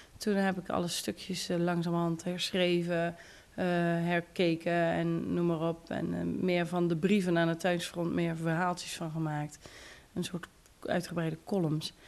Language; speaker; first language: Dutch; native; Dutch